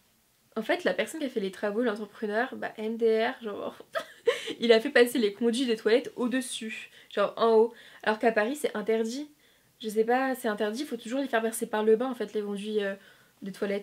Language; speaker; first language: French; native; French